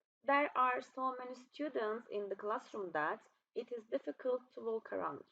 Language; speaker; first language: English; non-native, fluent; Turkish